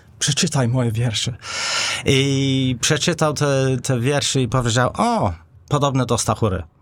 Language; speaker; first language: Polish; non-native, fluent; English